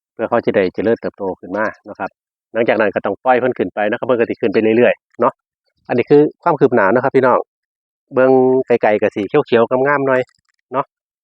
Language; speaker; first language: Thai; native; Thai